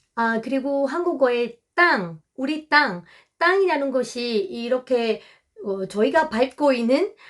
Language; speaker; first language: Korean; non-native, fluent; Burmese